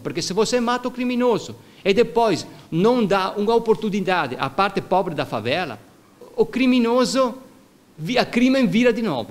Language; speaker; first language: Portuguese; non-native, fluent; Italian